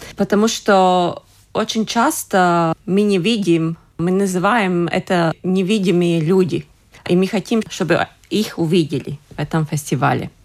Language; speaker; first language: Russian; non-native, local second language; Latvian